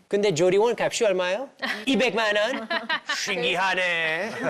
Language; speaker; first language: Korean; non-native, learner; English